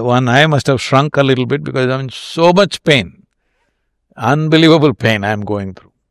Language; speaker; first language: English; non-native, local second language; Tamil